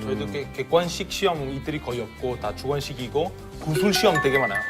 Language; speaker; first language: Korean; non-native, fluent; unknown